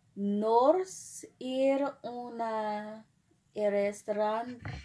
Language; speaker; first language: Spanish; non-native, learner; English